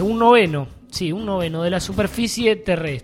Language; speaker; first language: Spanish; native; Spanish